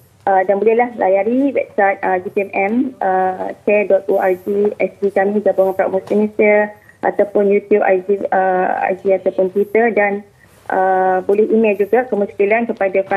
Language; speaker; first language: Malay; native; Malay